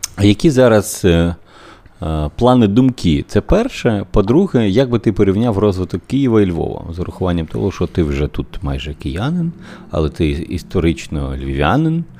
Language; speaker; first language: Ukrainian; native; Ukrainian